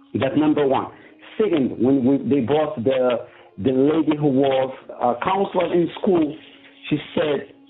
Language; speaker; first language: English; non-native, fluent; Arabic